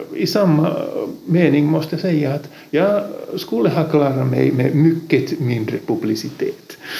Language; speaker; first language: Swedish; non-native, local second language; Finnish